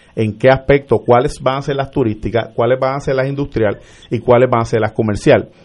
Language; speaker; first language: Spanish; native; Spanish